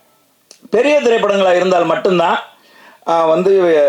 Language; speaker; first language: Tamil; native; Tamil